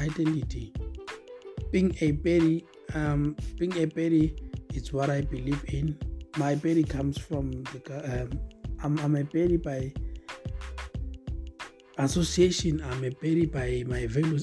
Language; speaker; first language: English; non-native, local second language; Northern Sotho